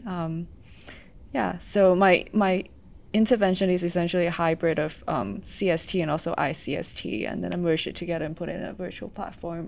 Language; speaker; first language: English; non-native, local second language; Cantonese